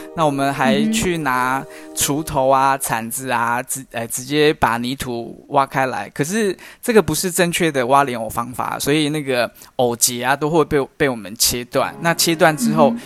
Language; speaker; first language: Chinese; native; Chinese